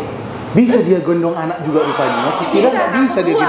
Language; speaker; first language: Indonesian; native; Indonesian